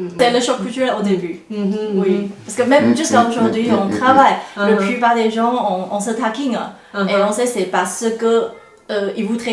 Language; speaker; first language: French; non-native, fluent; Chinese